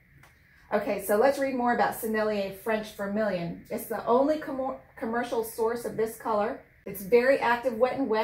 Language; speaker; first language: English; native; English